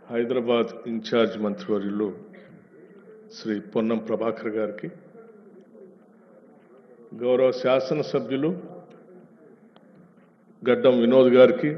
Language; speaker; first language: Telugu; native; Telugu